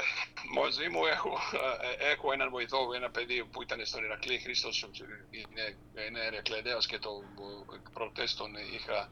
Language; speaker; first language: Greek; non-native, fluent; Serbian